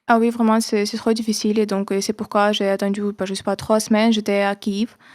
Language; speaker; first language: French; non-native, fluent; Ukrainian